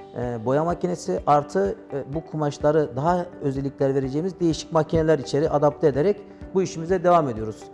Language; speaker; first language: Turkish; native; Turkish